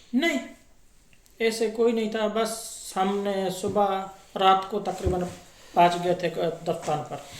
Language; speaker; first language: Urdu; non-native, local second language; Sindhi